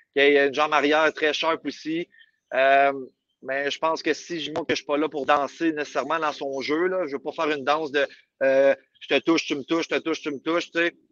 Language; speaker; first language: French; native; French